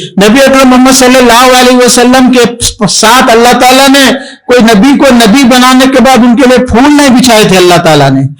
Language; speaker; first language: Urdu; native; Urdu